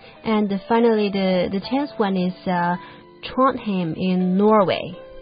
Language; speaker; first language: English; non-native, fluent; Chinese